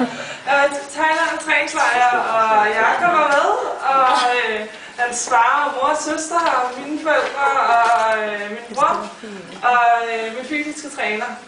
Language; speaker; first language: Danish; early bilingual, other home language; Polish